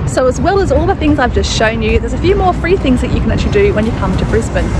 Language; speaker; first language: English; native; English